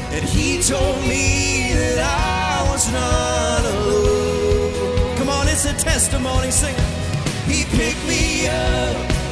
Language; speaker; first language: English; native; English